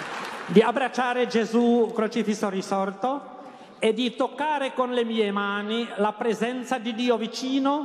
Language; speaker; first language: Italian; non-native, fluent; Czech